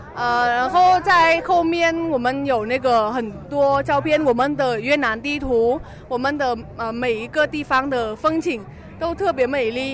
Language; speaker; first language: Chinese; non-native, fluent; Vietnamese